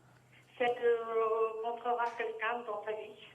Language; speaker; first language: French; native; French